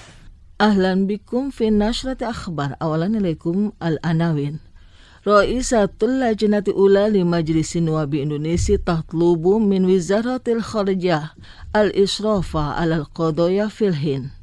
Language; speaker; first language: Arabic; non-native, fluent; Indonesian